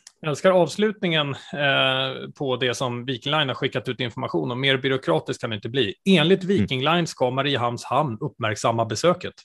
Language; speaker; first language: Swedish; native; Swedish